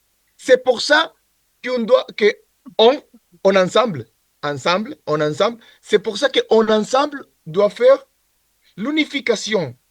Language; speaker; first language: French; non-native, learner; Spanish